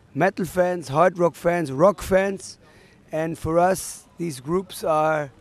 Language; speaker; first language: English; non-native, fluent; German